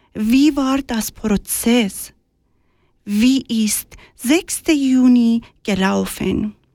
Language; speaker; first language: German; non-native, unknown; Persian